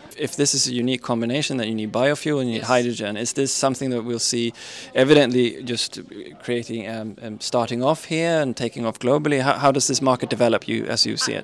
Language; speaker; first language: English; non-native, fluent; Swedish